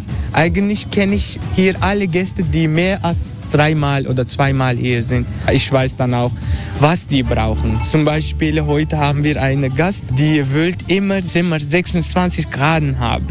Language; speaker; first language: German; non-native, learner; Turkish